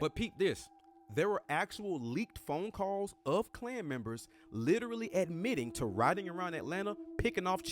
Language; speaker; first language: English; native; English